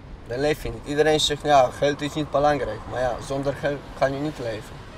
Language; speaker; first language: Dutch; non-native, learner; Polish